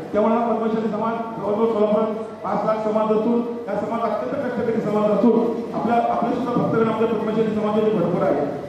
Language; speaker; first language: Marathi; non-native, local second language; Telugu